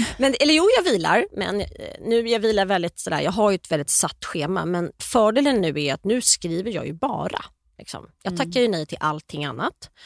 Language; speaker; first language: Swedish; native; Swedish